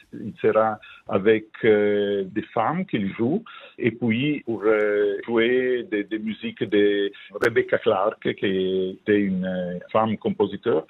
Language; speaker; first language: French; non-native, learner; Italian